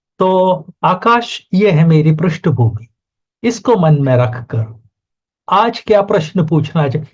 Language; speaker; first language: Hindi; native; Hindi